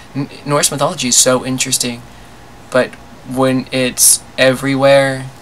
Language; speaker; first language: English; native; English